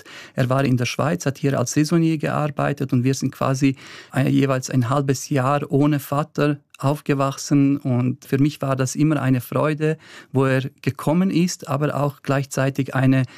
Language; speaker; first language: German; early bilingual, other home language; Bosnian